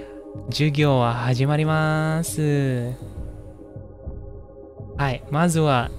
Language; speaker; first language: Japanese; non-native, learner; Indonesian